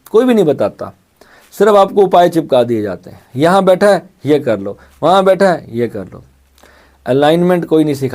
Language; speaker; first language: Hindi; native; Hindi